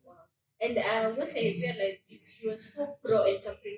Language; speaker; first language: English; native; English